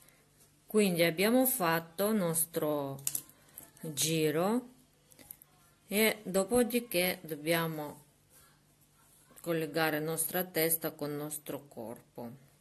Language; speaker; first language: Italian; non-native, learner; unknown